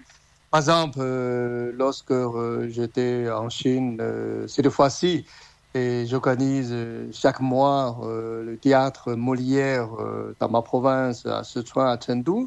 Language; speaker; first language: French; non-native, learner; Chinese